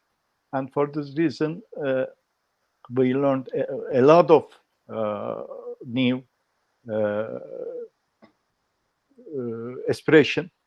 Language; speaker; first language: English; non-native, learner; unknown